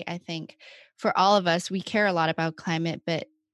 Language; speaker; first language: English; non-native, local second language; Cantonese